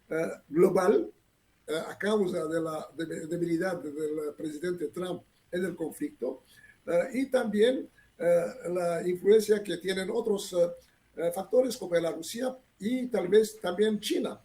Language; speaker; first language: Spanish; non-native, fluent; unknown